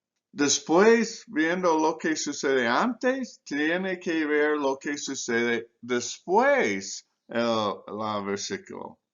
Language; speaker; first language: Spanish; non-native, fluent; English